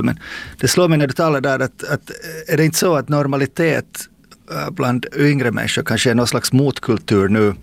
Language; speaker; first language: Swedish; native; Swedish